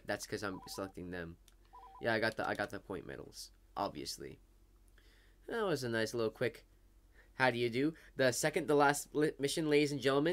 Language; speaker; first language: English; native; English